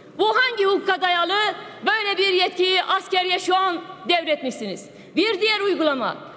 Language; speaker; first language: Turkish; non-native, local second language; Kurdish